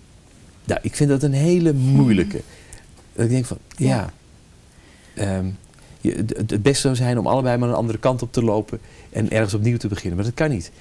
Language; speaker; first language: Dutch; native; Dutch